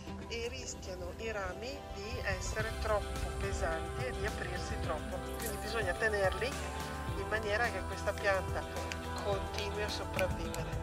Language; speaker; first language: Italian; non-native, fluent; Filipino